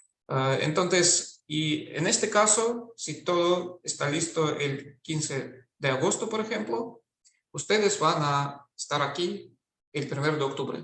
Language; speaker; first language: Spanish; non-native, fluent; Russian